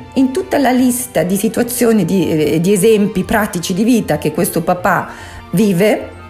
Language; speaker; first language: Italian; non-native, local second language; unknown